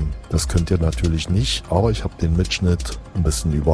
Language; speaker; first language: German; native; German